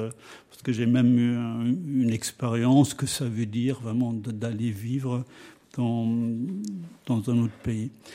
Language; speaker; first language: French; non-native, fluent; German